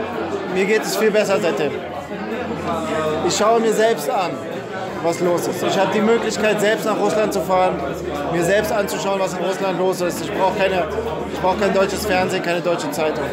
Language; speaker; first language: German; native; German